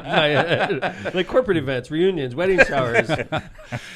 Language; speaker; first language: English; native; English